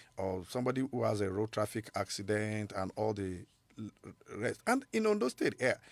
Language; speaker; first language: English; non-native, local second language; Yoruba